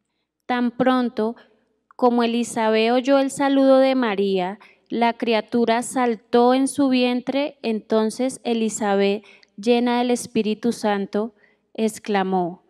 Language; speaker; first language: Spanish; native; Spanish